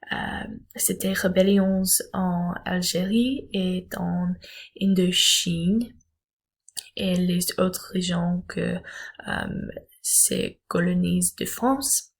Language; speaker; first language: French; non-native, learner; English